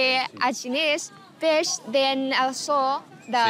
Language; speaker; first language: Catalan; non-native, learner; Chinese